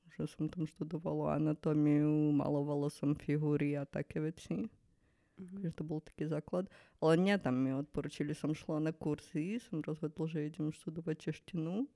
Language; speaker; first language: Slovak; non-native, fluent; Ukrainian